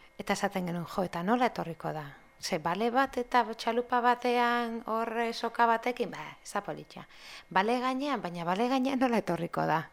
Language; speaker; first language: Basque; non-native, local second language; Spanish